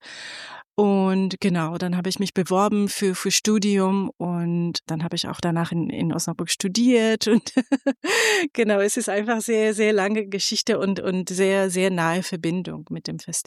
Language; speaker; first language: German; non-native, fluent; Persian